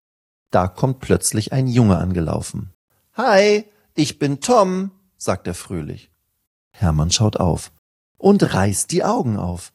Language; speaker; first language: German; native; German